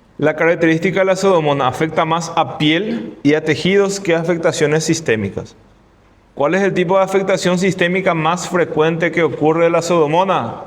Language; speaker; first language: Spanish; non-native, fluent; Portuguese